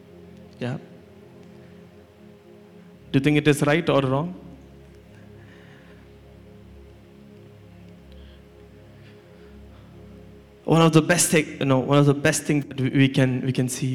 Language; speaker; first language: English; non-native, local second language; Malayalam